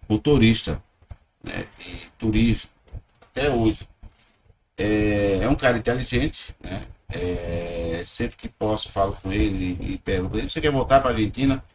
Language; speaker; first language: Portuguese; native; Portuguese